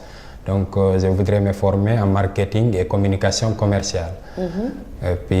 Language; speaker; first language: French; non-native, local second language; Fula